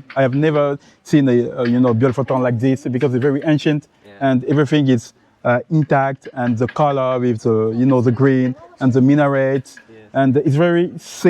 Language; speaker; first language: English; non-native, learner; French